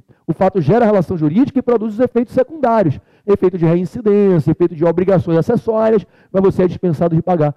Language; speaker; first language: Portuguese; native; Portuguese